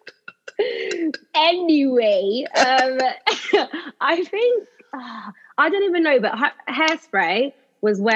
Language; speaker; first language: English; native; English